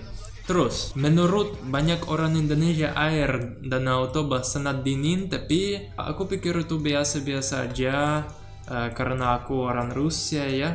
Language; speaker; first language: Indonesian; non-native, learner; Russian